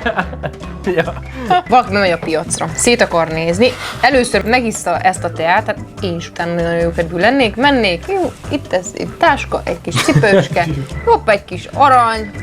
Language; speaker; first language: Hungarian; native; Hungarian